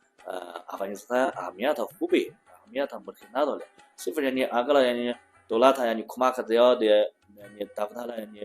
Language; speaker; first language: Persian; non-native, learner; Chinese